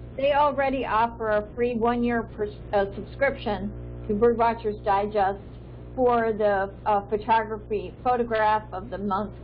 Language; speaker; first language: English; native; English